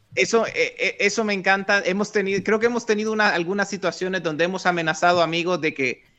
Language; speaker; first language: Spanish; native; Spanish